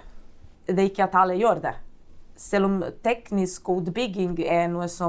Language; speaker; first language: Norwegian; non-native, fluent; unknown